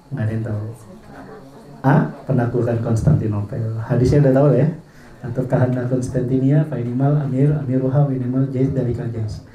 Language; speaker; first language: Indonesian; non-native, local second language; Madurese